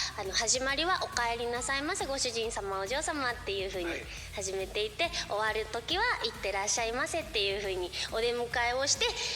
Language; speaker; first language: Japanese; native; Japanese